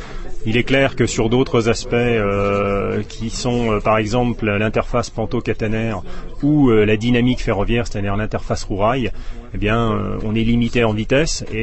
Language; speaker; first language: French; native; French